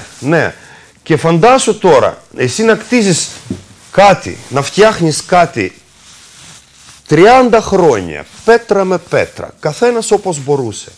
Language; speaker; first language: Greek; non-native, fluent; Russian